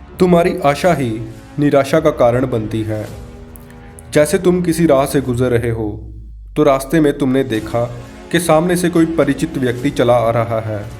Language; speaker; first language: Hindi; native; Hindi